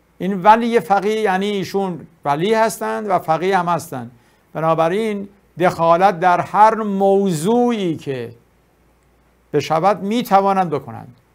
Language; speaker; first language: Persian; native; Persian